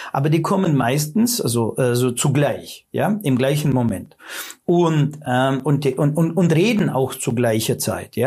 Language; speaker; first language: German; non-native, fluent; Russian